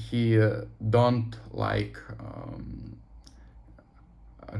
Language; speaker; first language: English; non-native, learner; Russian